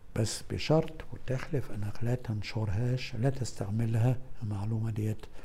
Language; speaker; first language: Arabic; non-native, fluent; German